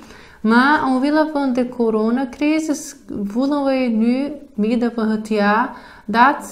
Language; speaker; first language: Dutch; non-native, fluent; Portuguese